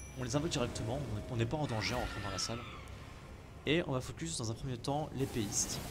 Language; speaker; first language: French; native; French